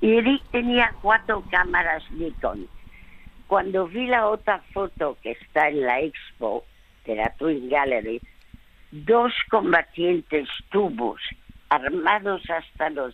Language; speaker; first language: Spanish; non-native, fluent; French